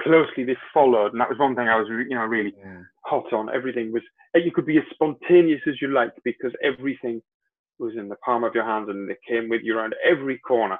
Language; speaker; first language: English; native; English